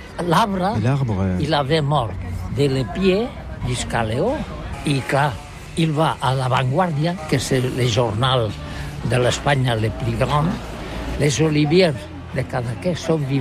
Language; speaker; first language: French; non-native, learner; Catalan